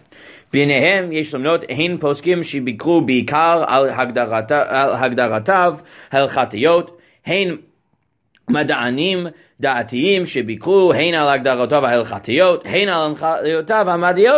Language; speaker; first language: Hebrew; non-native, fluent; English